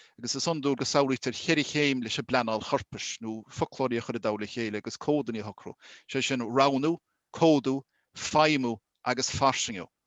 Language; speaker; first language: Irish; native; Irish